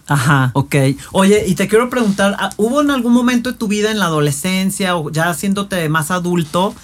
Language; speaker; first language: Spanish; native; Spanish